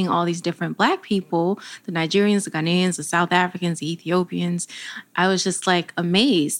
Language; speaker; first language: English; native; English